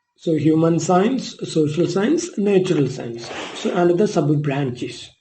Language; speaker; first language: English; non-native, local second language; Malayalam